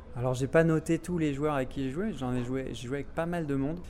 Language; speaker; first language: French; native; French